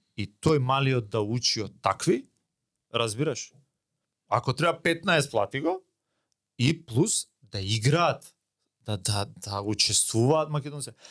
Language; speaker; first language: Macedonian; native; Macedonian